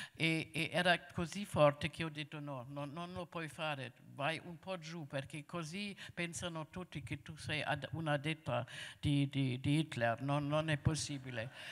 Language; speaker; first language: Italian; non-native, fluent; German